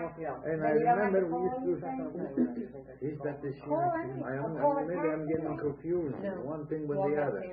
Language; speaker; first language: English; non-native, fluent; Ladino